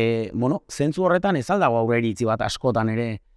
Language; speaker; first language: Basque; native; Basque